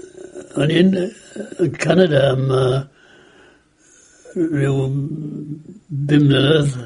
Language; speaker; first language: Welsh; native; Welsh